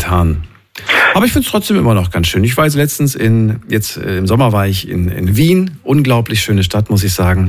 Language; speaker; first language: German; native; German